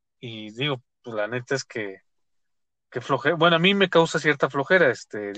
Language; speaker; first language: Spanish; native; Spanish